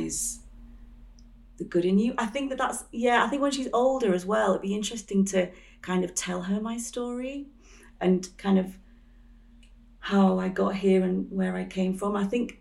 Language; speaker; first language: English; native; English